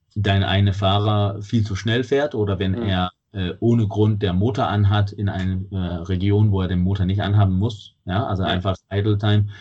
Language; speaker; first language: German; non-native, fluent; Danish